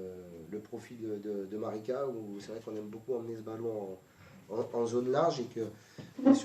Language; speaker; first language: French; native; French